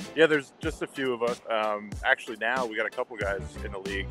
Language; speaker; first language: English; native; English